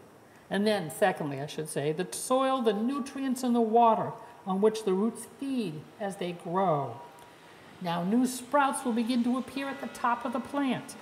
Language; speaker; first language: English; native; English